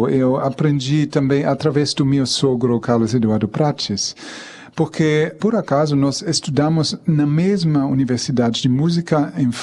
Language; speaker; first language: Portuguese; non-native, fluent; German